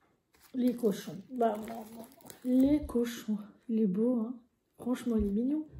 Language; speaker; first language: French; native; French